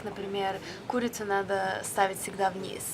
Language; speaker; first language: Russian; early bilingual, other home language; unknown